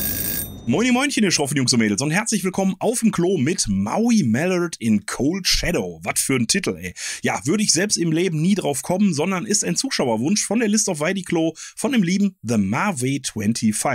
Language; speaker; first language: German; native; German